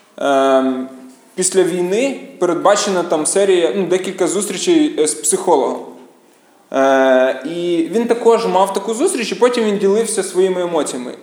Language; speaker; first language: Ukrainian; native; Ukrainian